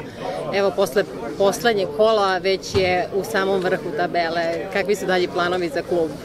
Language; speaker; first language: Serbian; native; Serbian